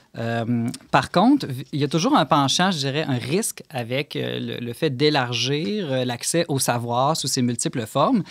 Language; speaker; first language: French; native; French